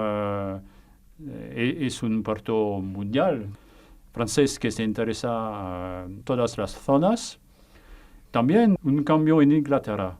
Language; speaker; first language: Spanish; non-native, fluent; French